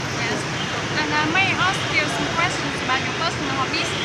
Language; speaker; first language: English; non-native, learner; Vietnamese